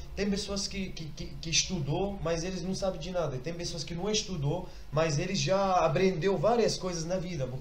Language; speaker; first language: Portuguese; non-native, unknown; Arabic